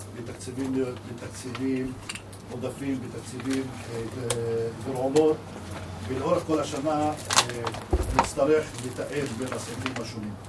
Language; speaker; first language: Hebrew; non-native, local second language; Arabic